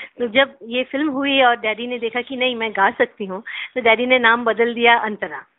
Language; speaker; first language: Hindi; non-native, local second language; Bangla